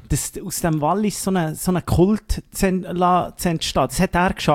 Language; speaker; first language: German; native; German